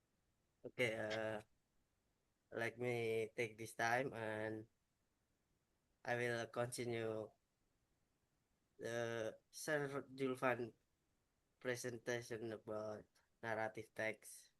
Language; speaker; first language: English; non-native, learner; Indonesian